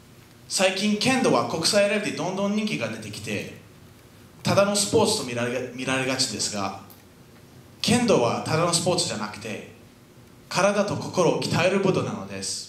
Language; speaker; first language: Japanese; non-native, fluent; French